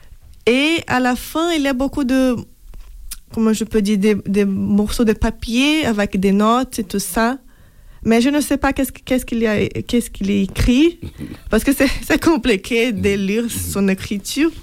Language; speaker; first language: French; non-native, fluent; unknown